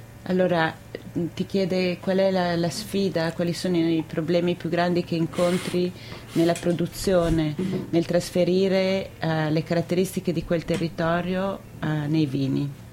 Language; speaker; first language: Italian; native; Italian